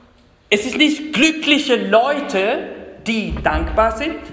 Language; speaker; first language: German; non-native, fluent; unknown